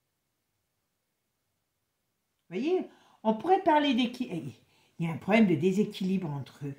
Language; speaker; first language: French; native; French